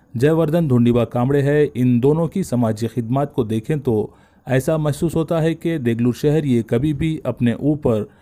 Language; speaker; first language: Hindi; non-native, local second language; Urdu